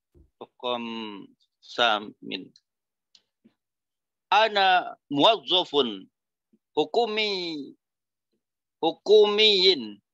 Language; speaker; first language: Arabic; non-native, learner; Indonesian